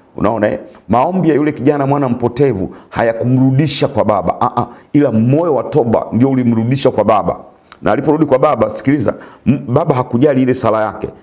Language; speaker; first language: Swahili; native; Swahili